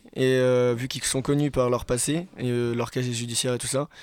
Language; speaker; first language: French; native; French